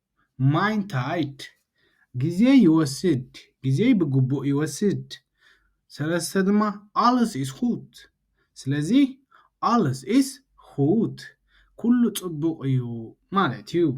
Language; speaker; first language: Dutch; non-native, learner; Tigrinya